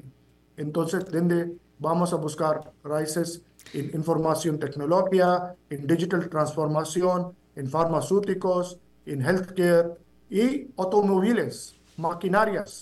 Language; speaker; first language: Spanish; non-native, fluent; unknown